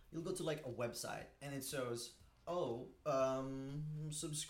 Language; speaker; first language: English; non-native, local second language; Filipino